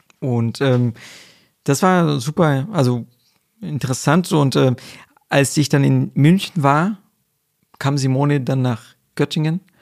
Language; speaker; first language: German; non-native, fluent; Portuguese